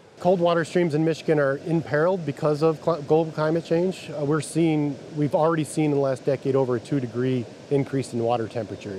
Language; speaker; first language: English; native; English